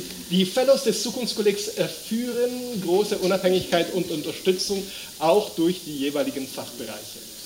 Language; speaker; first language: German; native; German